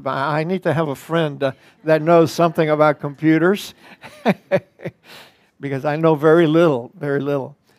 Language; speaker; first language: English; non-native, fluent; Spanish